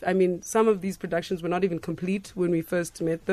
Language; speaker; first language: English; non-native, local second language; Xhosa